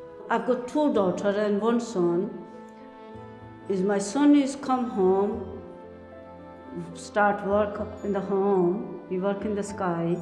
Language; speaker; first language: English; non-native, learner; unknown